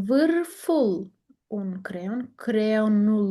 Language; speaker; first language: Romanian; non-native, learner; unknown